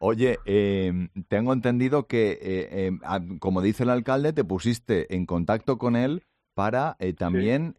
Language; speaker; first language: Spanish; native; Spanish